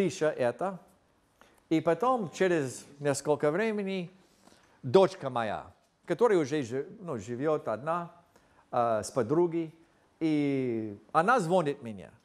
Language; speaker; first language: Russian; non-native, fluent; English